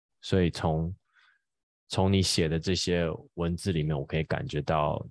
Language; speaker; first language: Chinese; native; Chinese